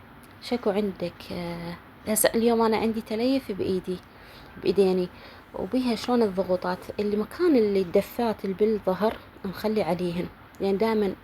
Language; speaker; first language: Arabic; native; Arabic